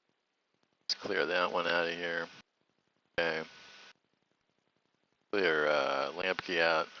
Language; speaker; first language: English; native; English